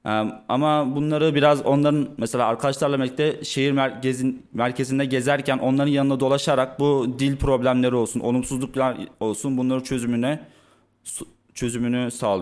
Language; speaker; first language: Turkish; native; Turkish